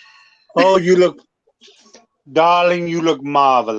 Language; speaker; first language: English; native; English